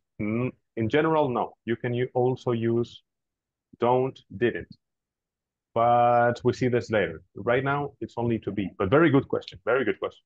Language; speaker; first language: English; non-native, fluent; Spanish